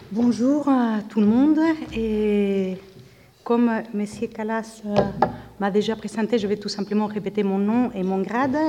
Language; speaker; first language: French; non-native, fluent; Spanish